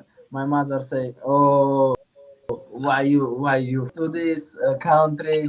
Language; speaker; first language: English; non-native, learner; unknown